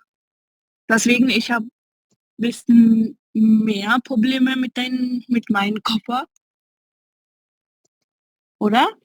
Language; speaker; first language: German; non-native, learner; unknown